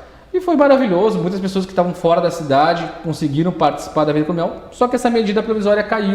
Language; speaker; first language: Portuguese; native; Portuguese